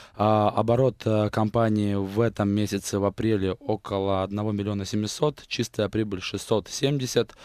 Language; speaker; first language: Russian; native; Russian